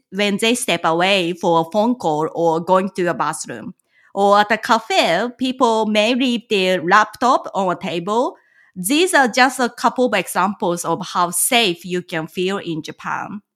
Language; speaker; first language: English; non-native, fluent; Japanese